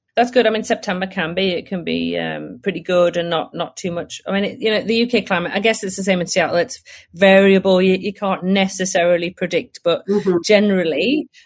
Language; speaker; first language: English; native; English